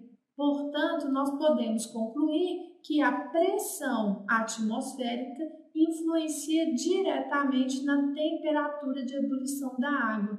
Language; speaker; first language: Portuguese; native; Portuguese